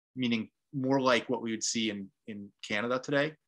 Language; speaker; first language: English; native; English